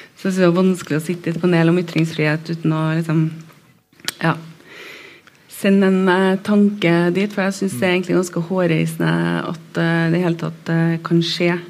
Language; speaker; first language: Norwegian; native; Norwegian